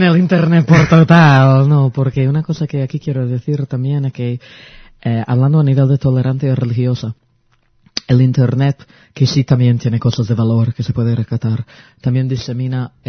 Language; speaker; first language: Spanish; early bilingual, heritage; Spanish